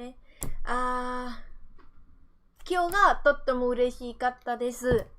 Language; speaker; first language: Japanese; non-native, learner; Vietnamese